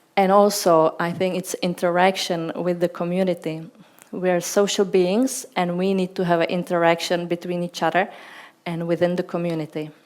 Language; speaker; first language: English; non-native, fluent; Czech